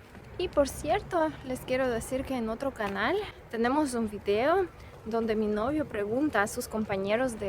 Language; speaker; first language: Spanish; non-native, fluent; Russian